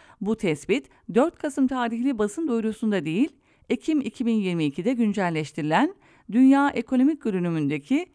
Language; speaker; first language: Turkish; native; Turkish